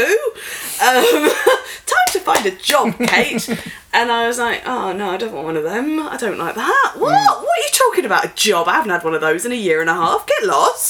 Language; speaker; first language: English; native; English